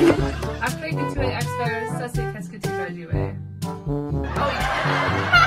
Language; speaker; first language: French; non-native, learner; English